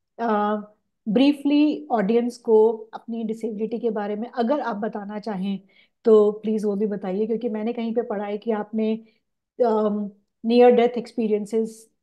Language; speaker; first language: Hindi; native; Hindi